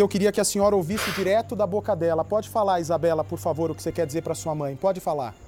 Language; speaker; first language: Portuguese; native; Portuguese